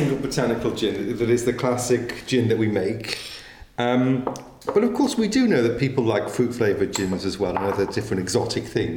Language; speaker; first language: English; native; English